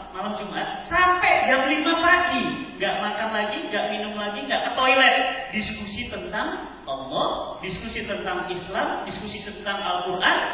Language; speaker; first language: Indonesian; native; Indonesian